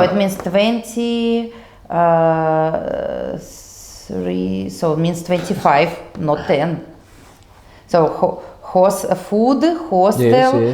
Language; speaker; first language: English; non-native, learner; Russian